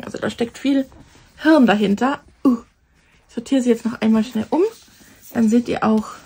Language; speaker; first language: German; native; German